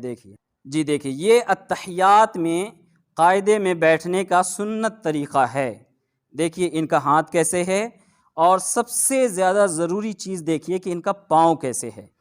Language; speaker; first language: Urdu; native; Urdu